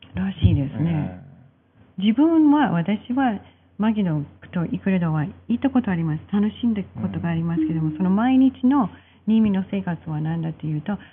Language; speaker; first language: Japanese; non-native, fluent; English